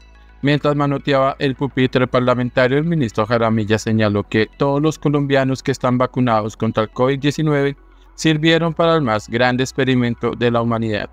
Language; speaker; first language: Spanish; native; Spanish